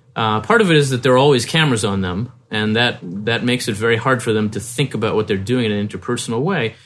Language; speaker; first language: English; native; English